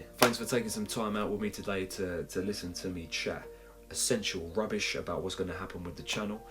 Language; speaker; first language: English; native; English